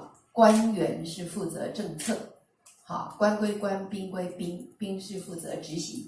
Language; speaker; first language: Chinese; native; Chinese